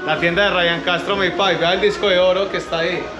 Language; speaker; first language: Spanish; native; Spanish